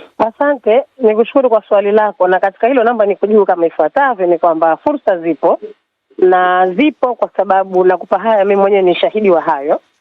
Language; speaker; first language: Swahili; native; Swahili